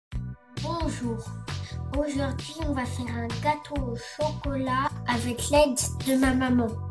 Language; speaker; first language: French; early bilingual, other home language; Romanian